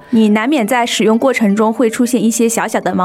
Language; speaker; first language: Chinese; native; Chinese